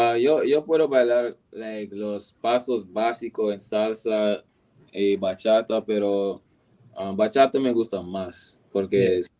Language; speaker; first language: Spanish; non-native, learner; English